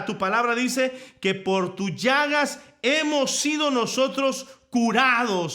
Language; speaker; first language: Spanish; native; Spanish